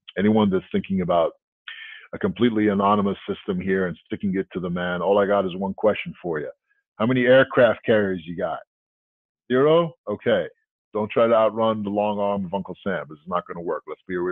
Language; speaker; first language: English; native; English